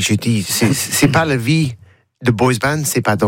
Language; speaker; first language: French; non-native, learner; English